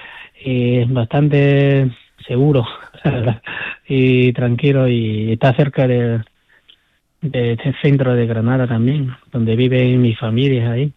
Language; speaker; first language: Spanish; non-native, fluent; Chinese